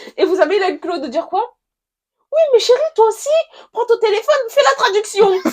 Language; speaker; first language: French; early bilingual, other home language; Haitian Creole